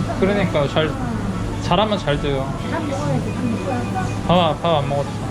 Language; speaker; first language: Korean; native; Korean